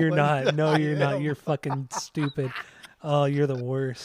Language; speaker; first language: English; native; English